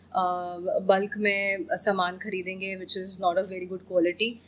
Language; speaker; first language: Hindi; native; Hindi